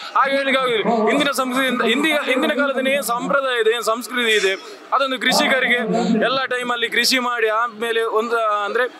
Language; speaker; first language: Kannada; non-native, local second language; Tulu